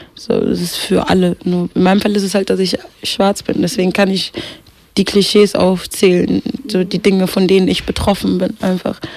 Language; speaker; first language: German; early bilingual, other home language; Swahili